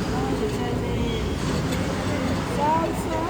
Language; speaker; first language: Spanish; native; Spanish